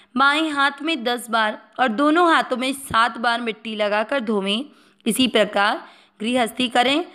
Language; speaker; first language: Hindi; native; Hindi